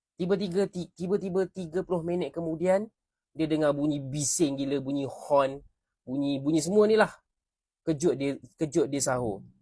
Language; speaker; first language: Malay; native; Malay